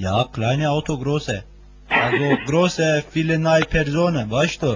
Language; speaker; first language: German; non-native, learner; Turkish